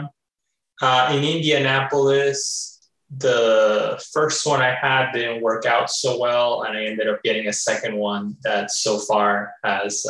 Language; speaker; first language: English; early bilingual, other home language; Spanish